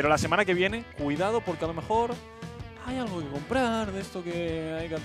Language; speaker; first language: Spanish; native; Spanish